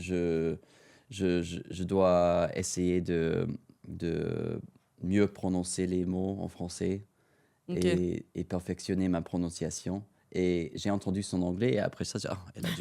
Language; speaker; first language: French; non-native, fluent; English